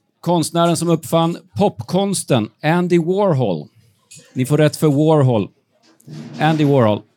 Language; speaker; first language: Swedish; native; Swedish